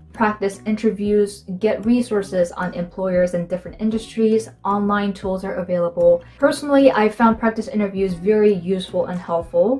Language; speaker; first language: English; non-native, fluent; Korean